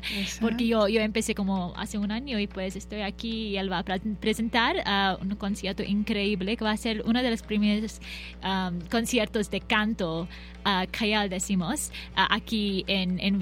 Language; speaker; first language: Spanish; non-native, fluent; Bangla